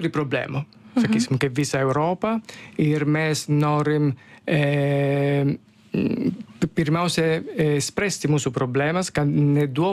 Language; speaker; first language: Lithuanian; non-native, fluent; Italian